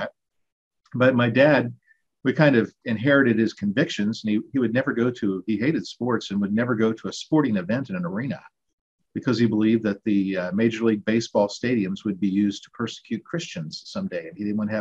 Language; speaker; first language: English; native; English